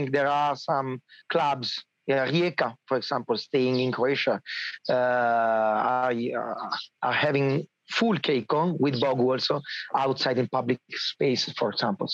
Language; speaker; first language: English; non-native, learner; Italian